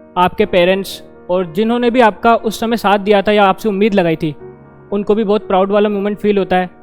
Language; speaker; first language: Hindi; native; Hindi